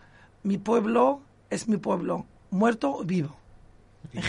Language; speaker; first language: Spanish; non-native, local second language; Arabic